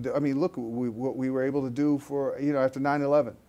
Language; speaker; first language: English; native; English